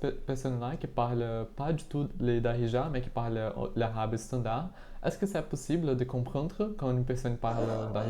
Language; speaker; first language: French; non-native, fluent; Portuguese